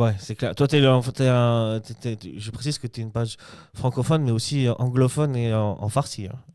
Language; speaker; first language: French; native; French